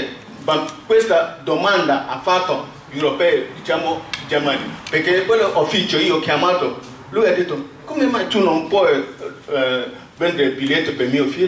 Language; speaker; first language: Italian; non-native, learner; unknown